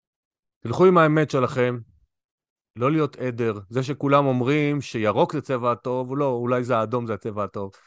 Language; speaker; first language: Hebrew; native; Hebrew